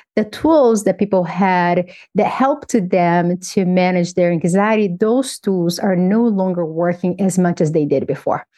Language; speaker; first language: English; non-native, fluent; Portuguese